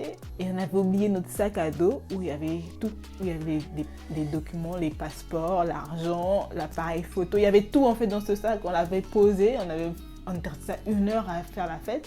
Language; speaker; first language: French; native; French